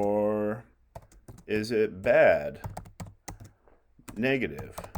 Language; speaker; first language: English; native; English